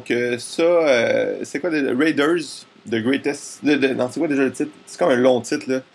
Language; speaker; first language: French; native; French